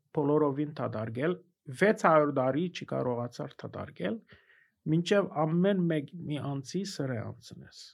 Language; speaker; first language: Armenian; early bilingual, heritage; Armenian